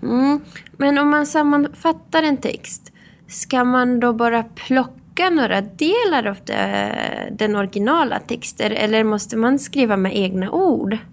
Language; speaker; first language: Swedish; non-native, fluent; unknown